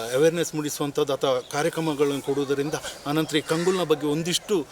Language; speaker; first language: Kannada; non-native, local second language; Tulu